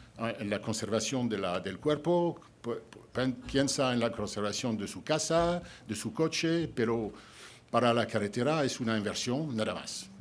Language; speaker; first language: Spanish; non-native, fluent; French